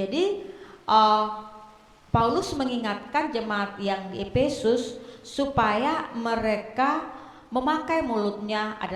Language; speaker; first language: Indonesian; native; Indonesian